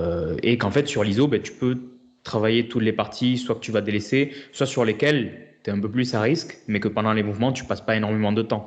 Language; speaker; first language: French; native; French